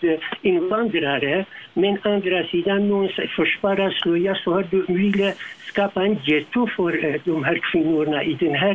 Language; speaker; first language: Swedish; non-native, learner; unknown